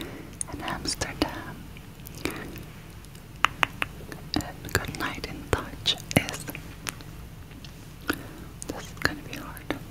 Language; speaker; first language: English; non-native, fluent; Turkish